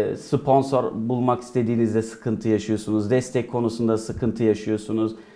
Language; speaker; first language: Turkish; early bilingual, heritage; Turkish